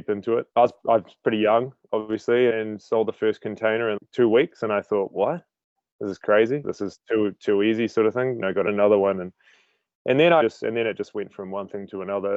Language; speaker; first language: English; native; English